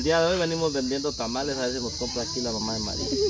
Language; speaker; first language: Spanish; native; Spanish